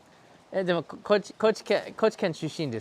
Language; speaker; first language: Japanese; non-native, learner; English